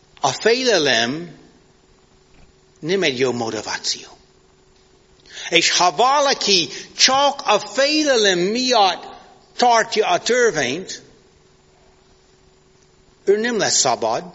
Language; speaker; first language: Hungarian; non-native, fluent; English